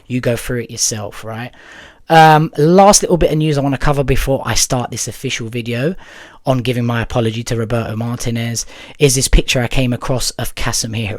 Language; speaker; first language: English; native; English